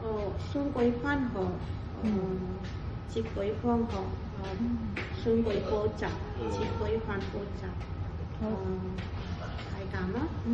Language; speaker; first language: Cantonese; non-native, learner; Indonesian